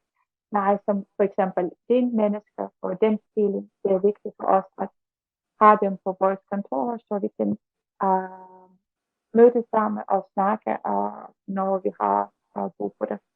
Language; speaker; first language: Danish; non-native, learner; Russian